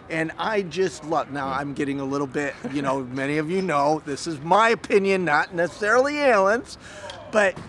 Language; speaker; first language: English; native; English